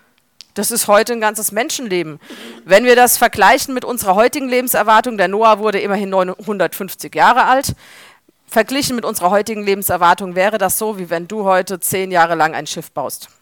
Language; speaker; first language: German; native; German